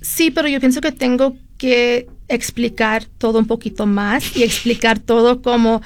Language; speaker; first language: Spanish; early bilingual, heritage; Spanish